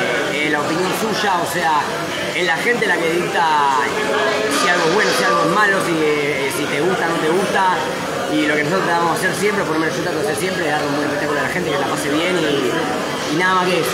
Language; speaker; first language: Spanish; native; Spanish